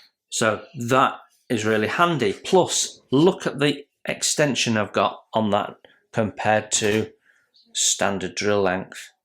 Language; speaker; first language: English; native; English